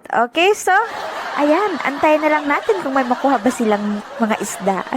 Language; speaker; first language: Filipino; non-native, local second language; Cebuano